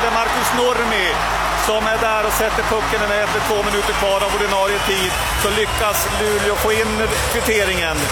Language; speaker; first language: Swedish; native; Swedish